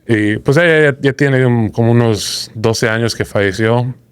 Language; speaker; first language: Spanish; early bilingual, heritage; Spanish